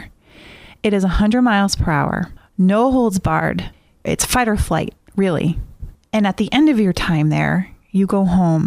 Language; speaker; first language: English; native; English